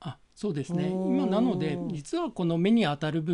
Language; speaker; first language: Japanese; native; Japanese